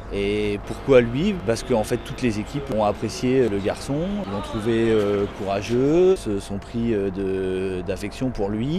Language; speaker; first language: French; native; French